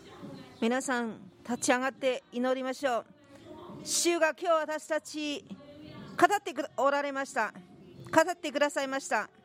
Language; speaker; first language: Japanese; non-native, fluent; Korean